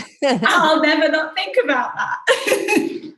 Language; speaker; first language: English; native; English